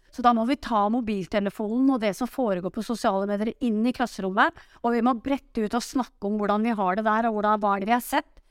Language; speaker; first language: Norwegian; native; Norwegian